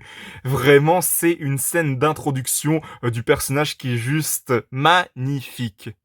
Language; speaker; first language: French; native; French